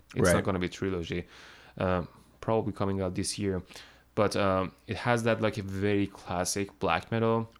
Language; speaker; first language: English; non-native, fluent; Persian